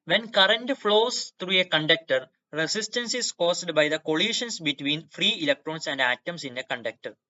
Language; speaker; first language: English; non-native, local second language; Malayalam